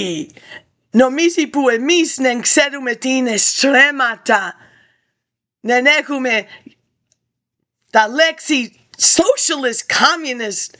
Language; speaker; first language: Greek; early bilingual, heritage; English